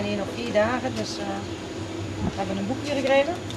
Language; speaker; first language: Dutch; native; Dutch